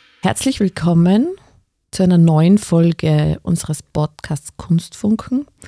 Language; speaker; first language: German; native; German